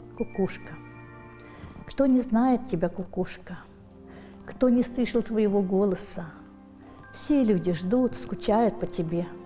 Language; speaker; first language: Russian; non-native, local second language; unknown